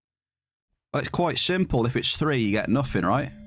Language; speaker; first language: English; native; English